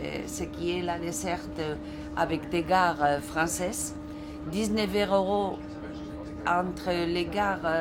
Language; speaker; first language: French; non-native, fluent; Spanish